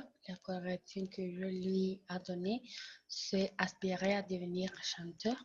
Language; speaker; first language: French; non-native, learner; Spanish